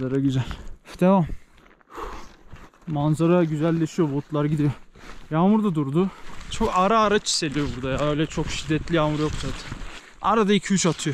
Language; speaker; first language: Turkish; native; Turkish